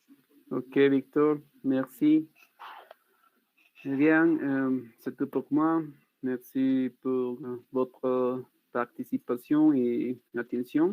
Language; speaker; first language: French; non-native, learner; Spanish